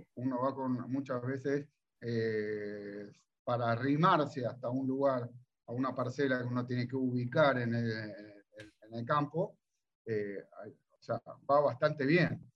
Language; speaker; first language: Spanish; native; Spanish